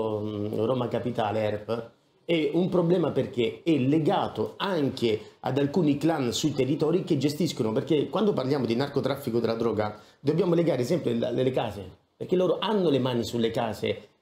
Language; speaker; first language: Italian; native; Italian